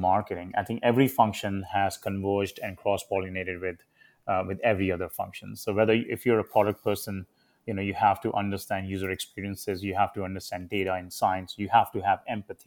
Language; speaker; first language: English; non-native, local second language; Hindi